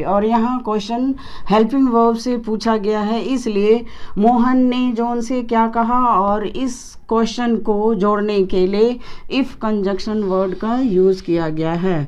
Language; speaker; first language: Hindi; native; Hindi